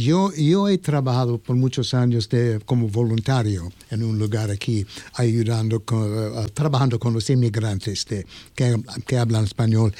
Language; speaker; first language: Spanish; non-native, fluent; English